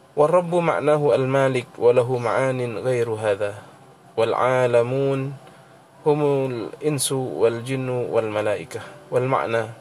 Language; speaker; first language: Arabic; non-native, fluent; Indonesian